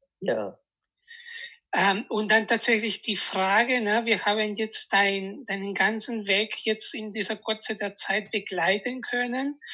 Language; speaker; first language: German; non-native, fluent; Spanish